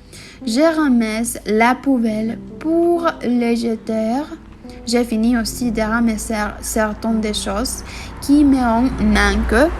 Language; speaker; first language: French; non-native, learner; Spanish